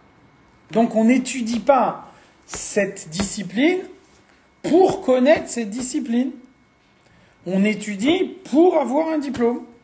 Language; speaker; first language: French; native; French